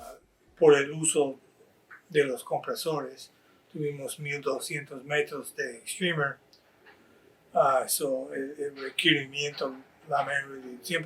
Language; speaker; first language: Spanish; non-native, fluent; English